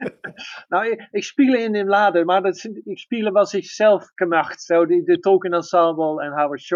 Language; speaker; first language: German; non-native, learner; Dutch